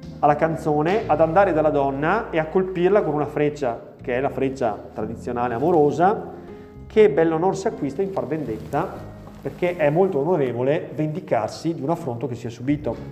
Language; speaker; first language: Italian; native; Italian